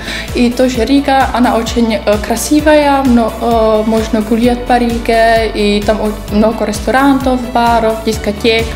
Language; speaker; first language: Russian; non-native, learner; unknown